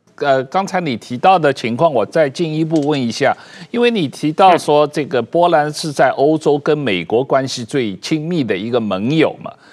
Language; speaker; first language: Chinese; native; Chinese